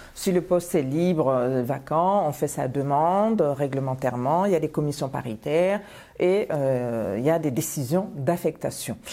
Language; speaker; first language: French; non-native, local second language; Bambara